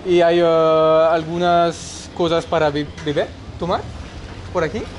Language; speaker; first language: Spanish; non-native, learner; French